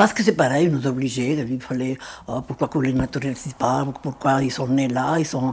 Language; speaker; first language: French; non-native, fluent; Spanish